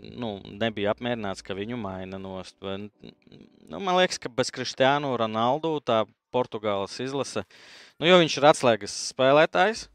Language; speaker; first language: Latvian; native; Latvian